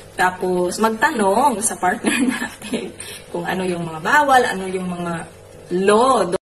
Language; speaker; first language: Filipino; non-native, local second language; Cebuano